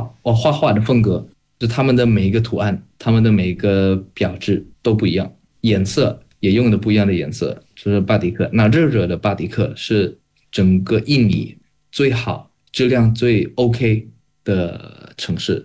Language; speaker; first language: Chinese; non-native, fluent; Indonesian